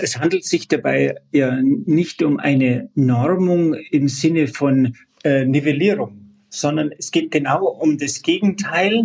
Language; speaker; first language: German; native; German